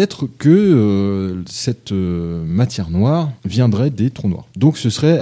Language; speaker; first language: French; native; French